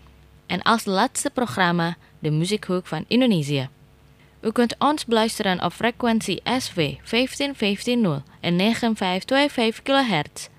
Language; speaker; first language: Dutch; non-native, learner; Indonesian